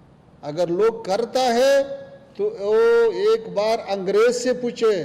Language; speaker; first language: Hindi; non-native, fluent; Pashto